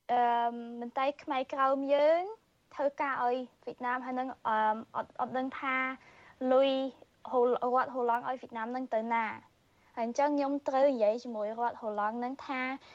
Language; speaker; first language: Khmer; early bilingual, heritage; Khmer